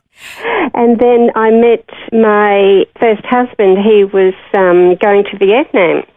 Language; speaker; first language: English; native; English